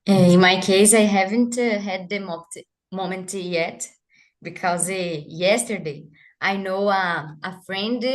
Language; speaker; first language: English; non-native, learner; Portuguese